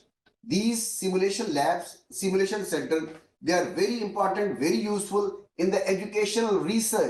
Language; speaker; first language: English; non-native, local second language; Urdu